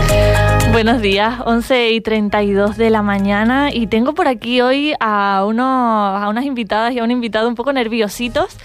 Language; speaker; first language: Spanish; native; Spanish